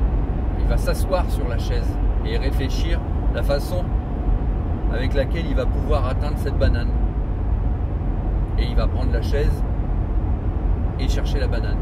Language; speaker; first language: French; native; French